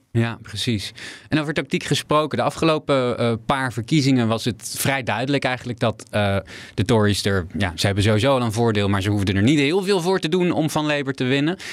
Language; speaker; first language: Dutch; native; Dutch